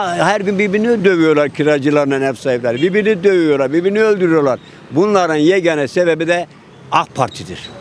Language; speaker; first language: Turkish; native; Turkish